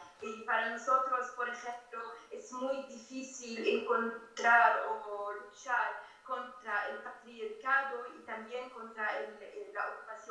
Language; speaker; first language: Spanish; non-native, fluent; Arabic